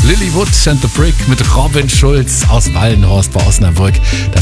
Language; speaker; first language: German; native; German